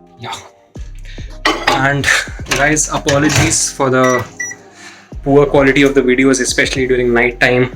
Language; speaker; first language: English; non-native, local second language; Hindi